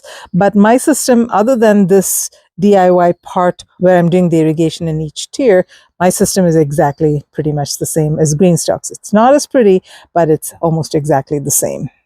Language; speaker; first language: English; native; English